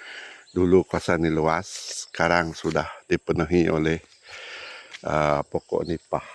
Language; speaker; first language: Malay; native; Malay